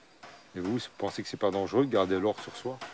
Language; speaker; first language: French; native; French